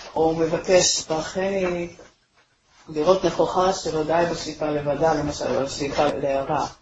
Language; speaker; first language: Hebrew; native; Hebrew